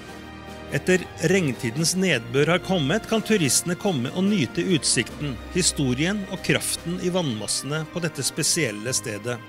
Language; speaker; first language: Norwegian; native; Norwegian